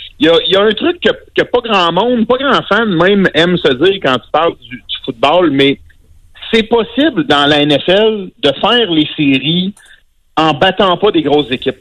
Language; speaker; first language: French; native; French